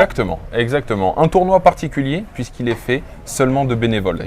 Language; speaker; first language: French; native; French